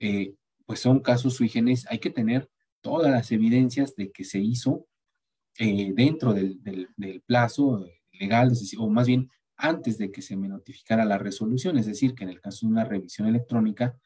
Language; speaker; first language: Spanish; native; Spanish